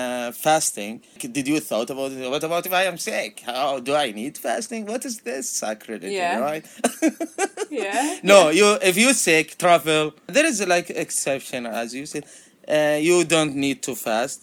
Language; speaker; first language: English; non-native, learner; Arabic